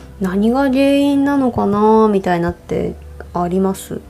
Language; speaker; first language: Japanese; native; Japanese